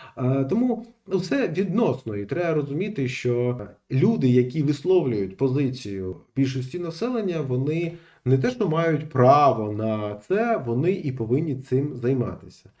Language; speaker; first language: Ukrainian; non-native, local second language; Russian